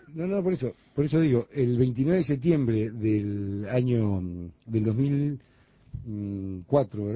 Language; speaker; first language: Spanish; native; Spanish